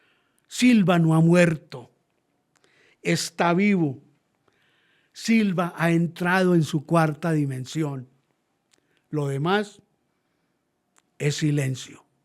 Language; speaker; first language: Spanish; native; Spanish